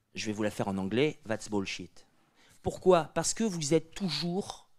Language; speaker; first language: French; native; French